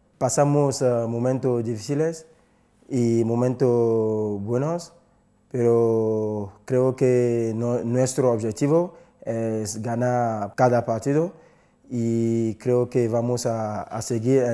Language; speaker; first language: Spanish; non-native, learner; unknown